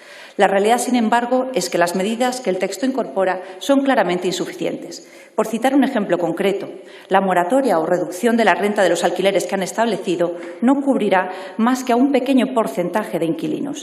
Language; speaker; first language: Spanish; native; Spanish